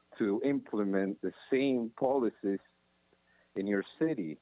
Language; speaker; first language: English; non-native, fluent; Spanish